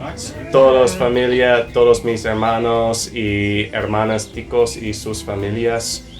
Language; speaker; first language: Spanish; non-native, learner; English